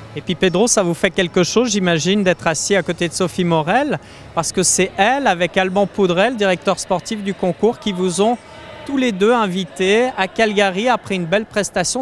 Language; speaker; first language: French; native; French